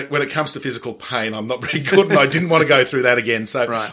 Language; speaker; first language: English; native; English